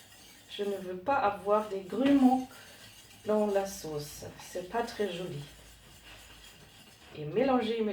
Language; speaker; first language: French; non-native, learner; German